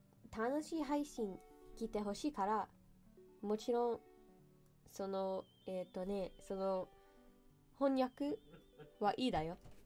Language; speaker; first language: Japanese; non-native, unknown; English